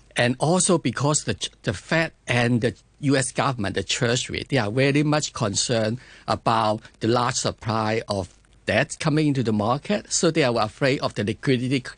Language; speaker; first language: English; non-native, fluent; Chinese